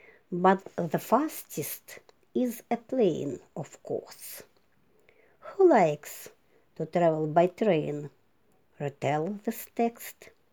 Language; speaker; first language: English; non-native, fluent; Ukrainian